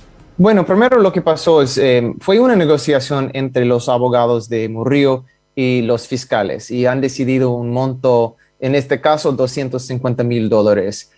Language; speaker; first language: Spanish; non-native, fluent; English